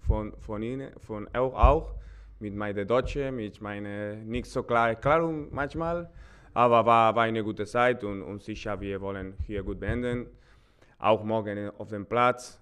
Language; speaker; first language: German; non-native, learner; Spanish